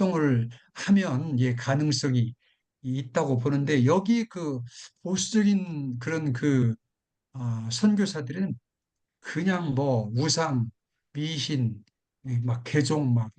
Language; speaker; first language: Korean; native; Korean